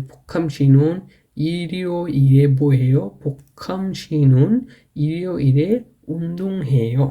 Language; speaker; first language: Korean; non-native, learner; Bangla